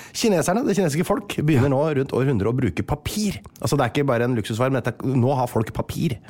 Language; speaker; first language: Norwegian; native; Norwegian